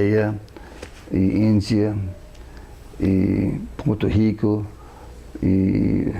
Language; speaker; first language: Portuguese; non-native, fluent; English